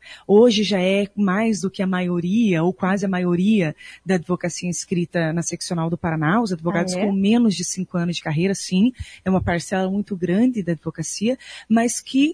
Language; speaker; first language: Portuguese; native; Portuguese